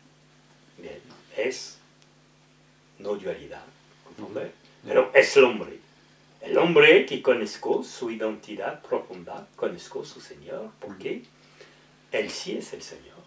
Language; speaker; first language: Spanish; non-native, learner; French